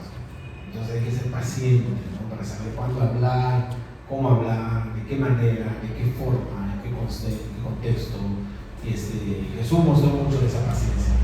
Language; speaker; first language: Spanish; native; Spanish